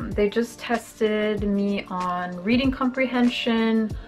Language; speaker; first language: English; native; English